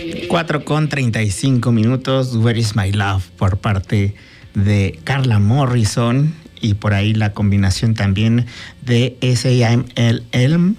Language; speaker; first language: Spanish; native; Spanish